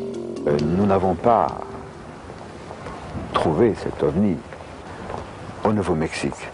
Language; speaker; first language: French; native; French